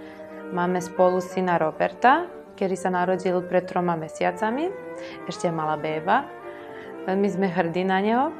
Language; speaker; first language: Slovak; non-native, local second language; Serbian